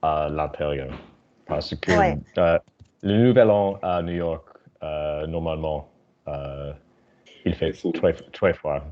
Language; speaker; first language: French; non-native, learner; English